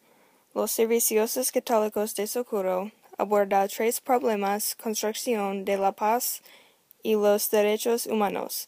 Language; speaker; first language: Spanish; non-native, learner; English